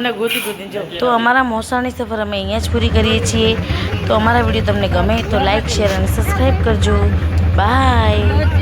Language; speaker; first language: Gujarati; native; Gujarati